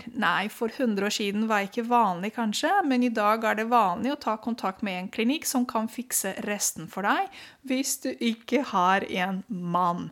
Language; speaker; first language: Norwegian; non-native, fluent; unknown